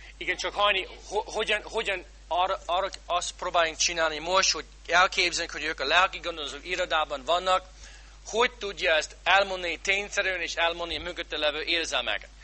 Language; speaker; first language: Hungarian; non-native, fluent; English